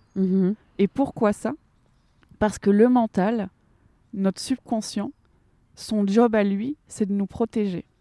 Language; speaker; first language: French; native; French